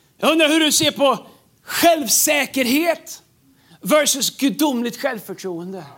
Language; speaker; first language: Swedish; native; Swedish